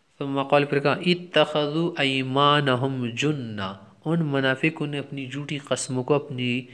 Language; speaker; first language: Urdu; non-native, local second language; Pashto